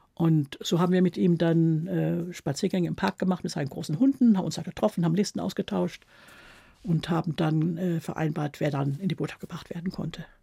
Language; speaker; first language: German; native; German